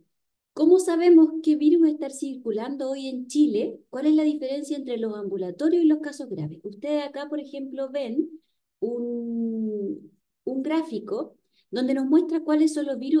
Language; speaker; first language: Spanish; native; Spanish